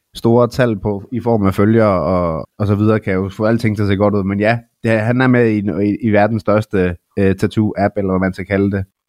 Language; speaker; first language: Danish; early bilingual, other home language; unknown